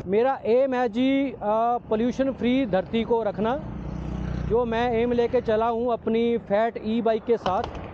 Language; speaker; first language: Hindi; non-native, local second language; Punjabi